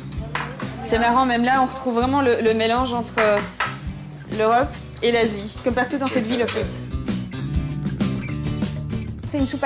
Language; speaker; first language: French; native; French